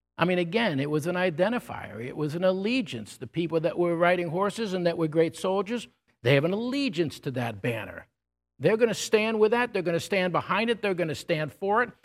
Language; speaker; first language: English; native; English